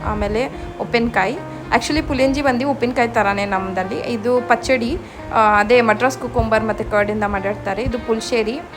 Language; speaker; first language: Kannada; non-native, local second language; Malayalam